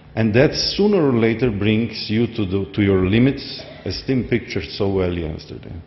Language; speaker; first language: English; non-native, fluent; Slovenian